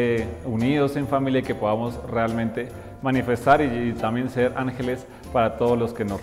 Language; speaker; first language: Spanish; native; Spanish